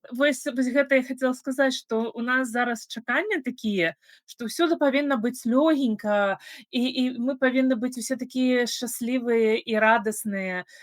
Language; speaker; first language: Belarusian; non-native, local second language; Russian